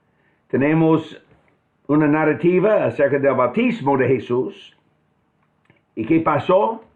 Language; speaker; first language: Spanish; non-native, fluent; English